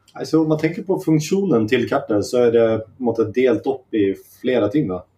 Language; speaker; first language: Swedish; native; Swedish